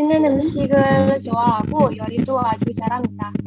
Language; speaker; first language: Korean; non-native, learner; Indonesian